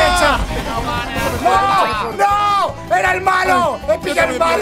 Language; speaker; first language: Spanish; native; Spanish